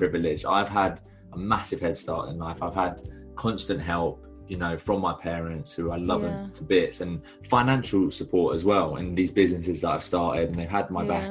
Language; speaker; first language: English; native; English